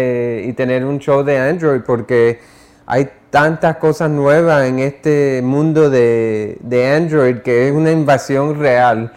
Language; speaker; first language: Spanish; early bilingual, heritage; English